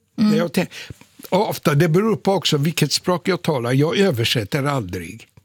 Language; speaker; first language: Swedish; non-native, fluent; Polish